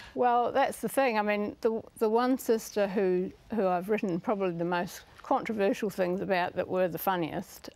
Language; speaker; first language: English; native; English